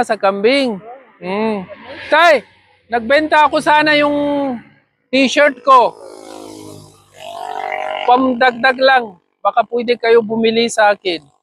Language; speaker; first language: Filipino; non-native, learner; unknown